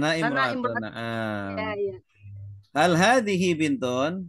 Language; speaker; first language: Arabic; non-native, fluent; Indonesian